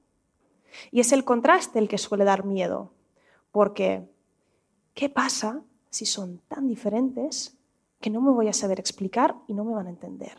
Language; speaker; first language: Spanish; non-native, fluent; Russian